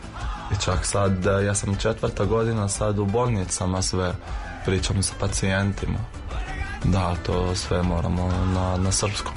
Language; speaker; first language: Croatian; non-native, fluent; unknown